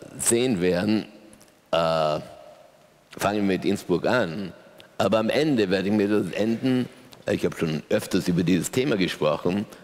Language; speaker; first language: German; native; German